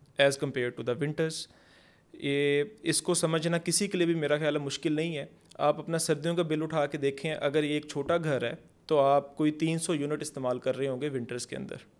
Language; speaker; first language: Urdu; non-native, local second language; Punjabi